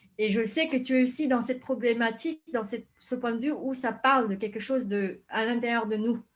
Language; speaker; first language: French; non-native, fluent; Vietnamese